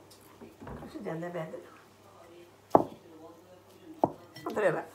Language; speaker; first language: Norwegian; non-native, learner; Filipino